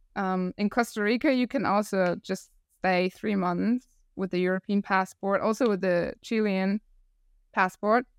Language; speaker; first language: English; non-native, fluent; German